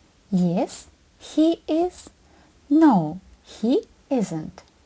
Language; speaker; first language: English; non-native, fluent; Ukrainian